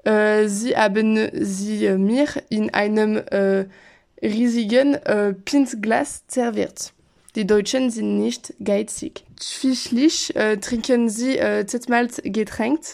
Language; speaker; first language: German; non-native, learner; French